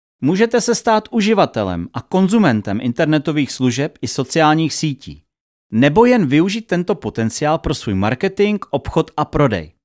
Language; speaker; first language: Czech; native; Czech